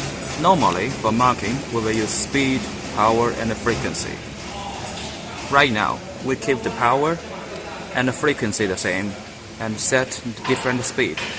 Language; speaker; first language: English; non-native, learner; Chinese